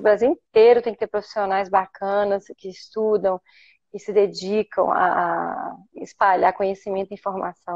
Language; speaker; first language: Portuguese; native; Portuguese